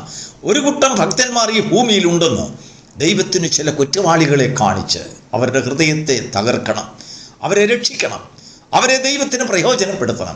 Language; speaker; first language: Malayalam; native; Malayalam